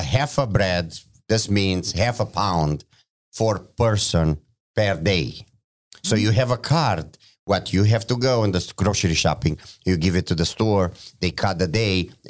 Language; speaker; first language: English; non-native, fluent; Romanian